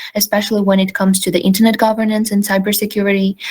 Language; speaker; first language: English; non-native, fluent; Ukrainian